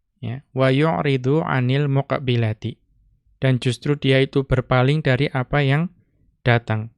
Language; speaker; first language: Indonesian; native; Indonesian